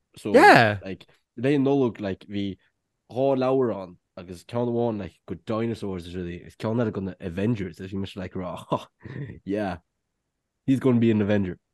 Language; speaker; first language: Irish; native; Irish